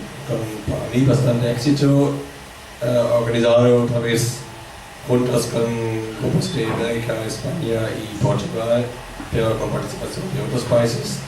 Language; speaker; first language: Spanish; non-native, fluent; German